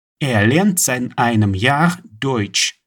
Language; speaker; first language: German; non-native, fluent; Russian